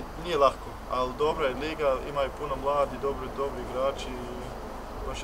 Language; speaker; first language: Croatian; early bilingual, heritage; Bosnian